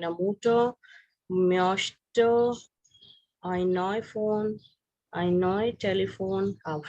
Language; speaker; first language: German; non-native, fluent; Hindi